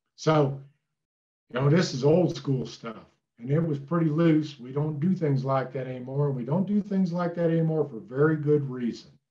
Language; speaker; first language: English; native; English